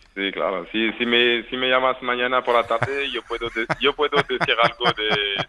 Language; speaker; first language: Spanish; non-native, fluent; French